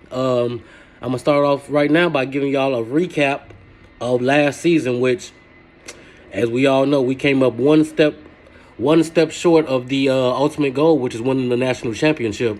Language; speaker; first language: English; native; English